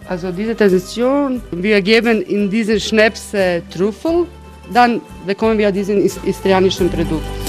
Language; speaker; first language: German; non-native, learner; Croatian